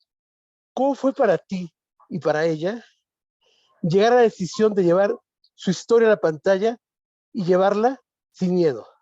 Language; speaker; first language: Spanish; native; Spanish